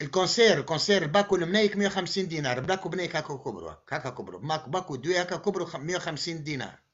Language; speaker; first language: Arabic; native; Arabic